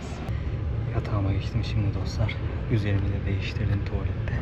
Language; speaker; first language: Turkish; native; Turkish